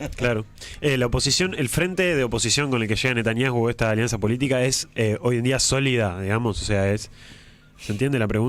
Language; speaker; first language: Spanish; native; Spanish